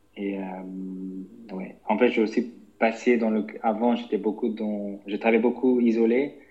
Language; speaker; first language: French; non-native, fluent; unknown